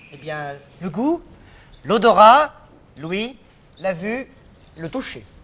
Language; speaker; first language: French; native; French